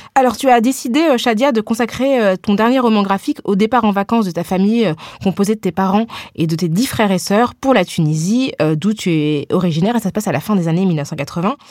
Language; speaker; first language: French; native; French